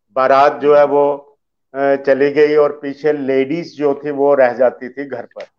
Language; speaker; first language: Hindi; early bilingual, other home language; Dogri